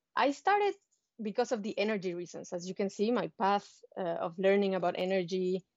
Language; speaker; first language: English; non-native, fluent; Spanish